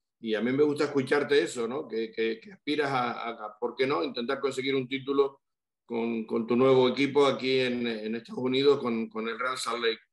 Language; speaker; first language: Spanish; native; Spanish